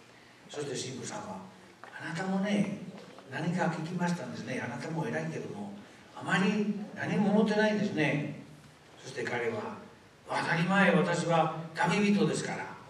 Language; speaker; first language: Japanese; non-native, fluent; Spanish